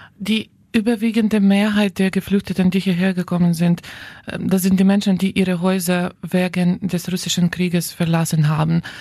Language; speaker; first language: German; non-native, fluent; Ukrainian